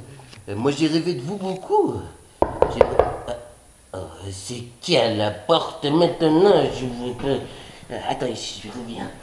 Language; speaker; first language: French; non-native, learner; English